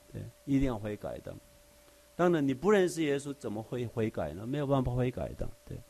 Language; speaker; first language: Chinese; non-native, fluent; Korean